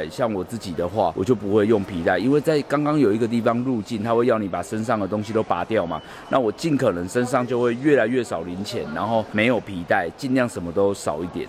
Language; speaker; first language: Chinese; native; Chinese